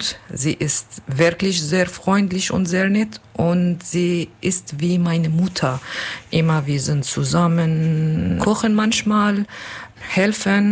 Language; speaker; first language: German; non-native, learner; Kurdish